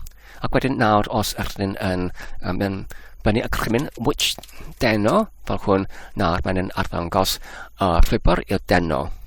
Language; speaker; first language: Welsh; non-native, fluent; English